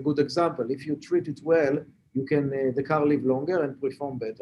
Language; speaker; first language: English; non-native, fluent; Hebrew